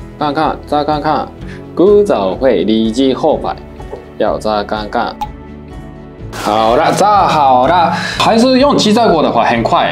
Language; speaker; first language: Chinese; non-native, fluent; Japanese